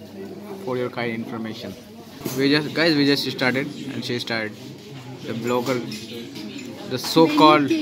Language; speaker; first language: English; non-native, local second language; Hindi